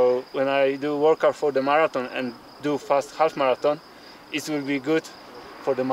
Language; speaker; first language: English; non-native, learner; Polish